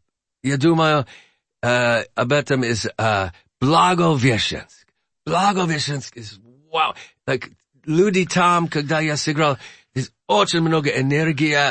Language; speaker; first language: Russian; non-native, learner; English